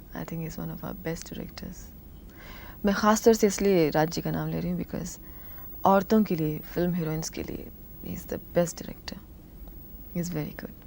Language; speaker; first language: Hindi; non-native, local second language; Tamil